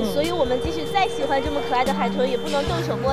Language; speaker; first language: Chinese; native; Chinese